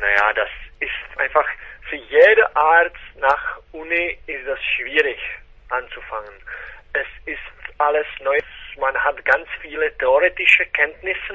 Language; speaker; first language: German; non-native, fluent; Czech